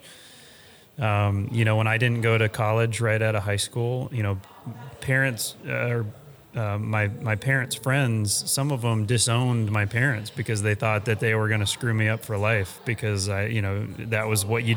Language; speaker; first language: English; native; English